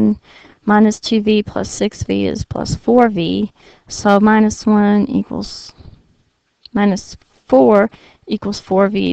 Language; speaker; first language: English; native; English